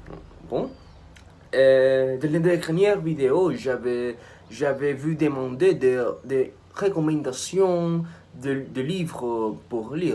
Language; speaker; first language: French; non-native, learner; Spanish